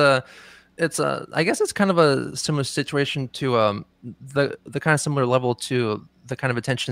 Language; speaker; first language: English; native; English